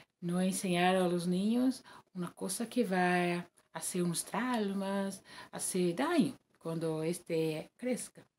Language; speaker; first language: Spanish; non-native, learner; Portuguese